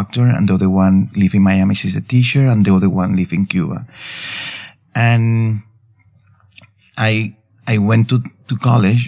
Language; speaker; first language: English; non-native, fluent; Spanish